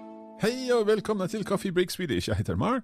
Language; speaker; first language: Swedish; non-native, learner; English